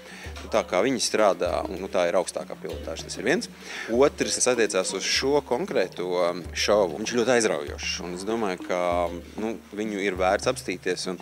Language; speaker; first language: Latvian; native; Latvian